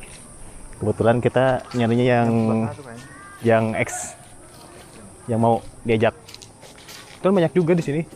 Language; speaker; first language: Indonesian; native; Indonesian